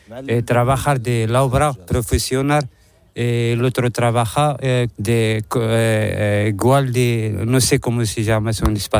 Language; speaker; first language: Spanish; non-native, learner; Arabic